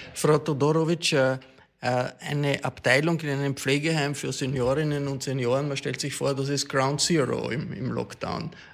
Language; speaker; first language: German; native; German